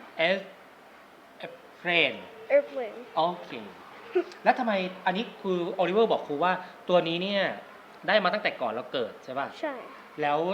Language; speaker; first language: Thai; native; Thai